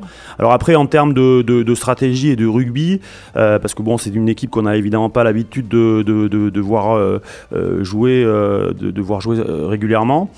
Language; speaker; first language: French; native; French